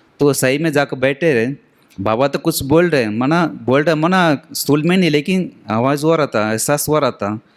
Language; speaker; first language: Hindi; non-native, local second language; Tamil